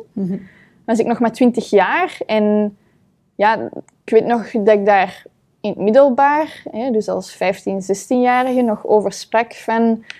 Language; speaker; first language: Dutch; native; Dutch